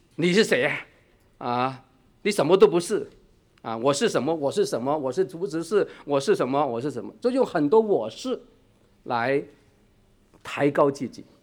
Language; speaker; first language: Chinese; non-native, local second language; Cantonese